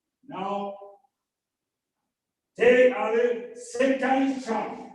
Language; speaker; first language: English; non-native, learner; Spanish